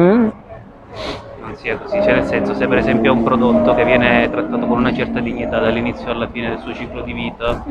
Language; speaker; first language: Italian; native; Italian